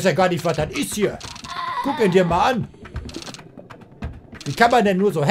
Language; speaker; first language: German; native; German